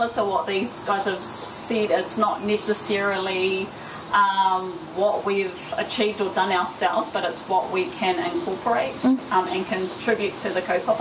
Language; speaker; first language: English; native; English